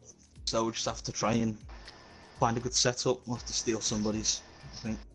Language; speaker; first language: English; native; English